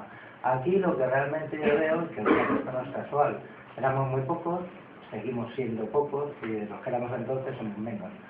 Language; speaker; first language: Spanish; native; Spanish